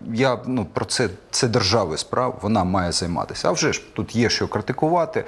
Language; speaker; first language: Ukrainian; native; Ukrainian